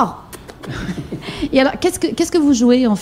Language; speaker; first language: French; native; French